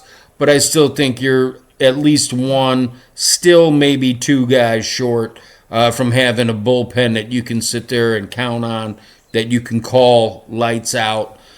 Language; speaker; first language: English; native; English